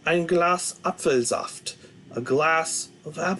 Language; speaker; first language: German; non-native, fluent; English